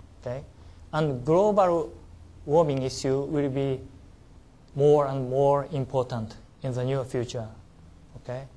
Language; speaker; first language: English; non-native, learner; Japanese